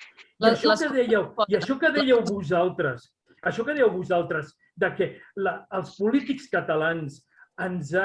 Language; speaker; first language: Catalan; non-native, local second language; Spanish